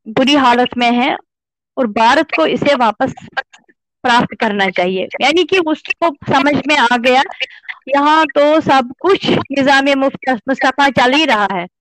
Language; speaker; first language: Hindi; non-native, local second language; Kashmiri